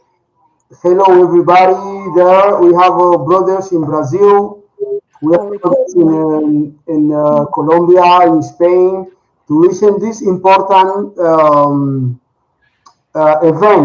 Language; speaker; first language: English; non-native, learner; Spanish